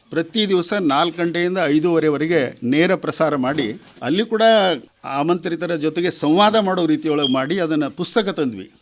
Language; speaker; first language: Kannada; native; Kannada